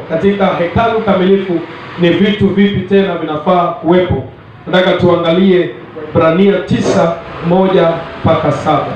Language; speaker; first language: Swahili; non-native, local second language; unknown